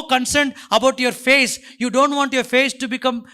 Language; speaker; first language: English; non-native, local second language; Tamil